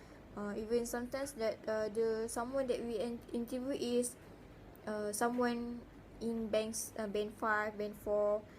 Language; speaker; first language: English; non-native, learner; Malay